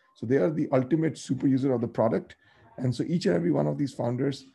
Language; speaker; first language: English; non-native, local second language; Tamil